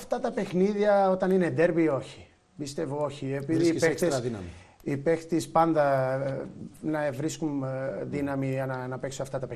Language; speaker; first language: Greek; non-native, fluent; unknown